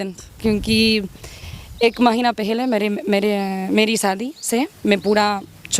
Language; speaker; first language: Hindi; non-native, learner; Spanish